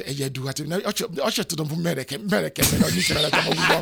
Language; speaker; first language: Hungarian; non-native, fluent; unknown